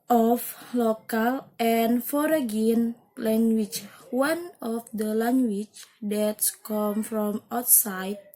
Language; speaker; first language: English; non-native, learner; Indonesian